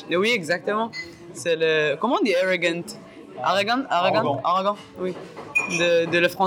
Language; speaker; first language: French; non-native, learner; Hebrew